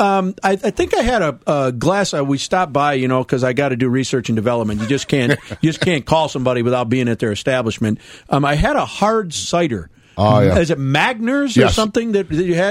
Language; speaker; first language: English; native; English